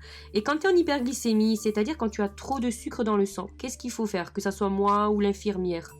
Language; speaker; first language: French; native; French